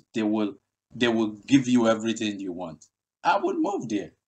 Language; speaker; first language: English; non-native, local second language; Igbo